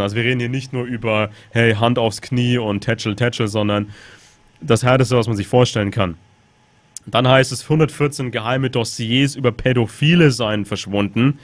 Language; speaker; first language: German; native; German